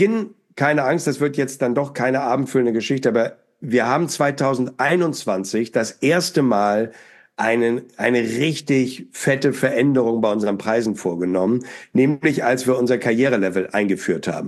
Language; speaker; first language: German; native; German